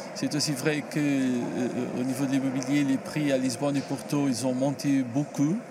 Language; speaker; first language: French; non-native, learner; Portuguese